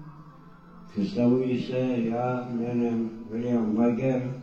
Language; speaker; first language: Czech; non-native, local second language; Romany